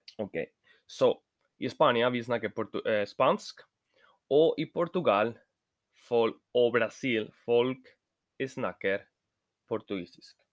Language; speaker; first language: Norwegian; non-native, learner; Spanish